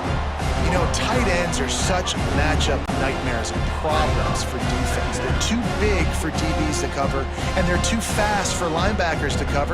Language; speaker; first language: English; native; English